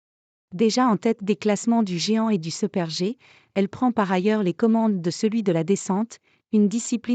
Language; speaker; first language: French; native; French